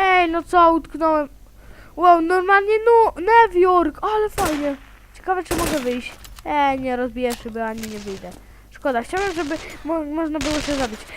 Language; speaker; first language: Polish; native; Polish